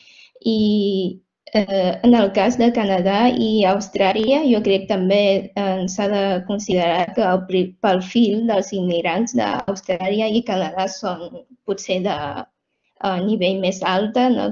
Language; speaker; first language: Catalan; non-native, fluent; Chinese